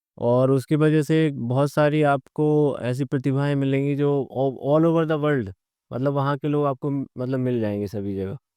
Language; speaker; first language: Hindi; native; Hindi